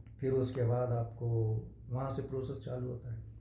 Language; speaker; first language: Hindi; native; Hindi